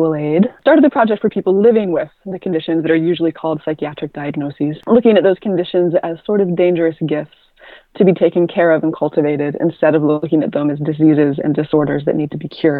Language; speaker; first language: English; native; English